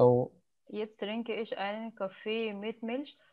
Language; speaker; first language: German; non-native, fluent; Arabic